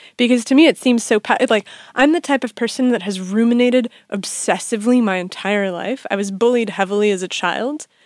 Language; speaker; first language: English; native; English